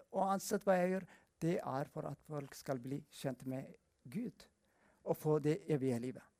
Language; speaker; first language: Norwegian; non-native, fluent; Amharic